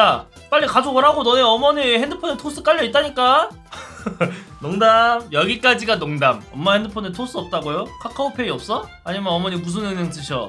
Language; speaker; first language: Korean; native; Korean